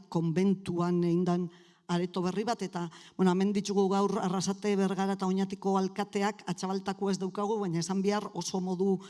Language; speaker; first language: Basque; native; Basque